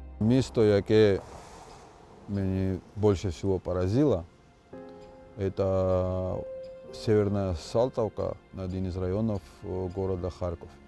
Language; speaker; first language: Russian; non-native, local second language; Georgian